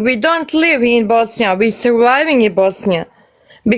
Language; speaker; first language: English; non-native, learner; Bosnian